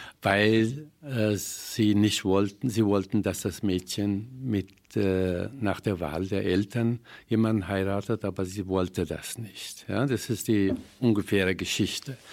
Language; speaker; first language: German; non-native, fluent; Persian